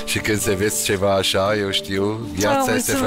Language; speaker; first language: Romanian; non-native, learner; German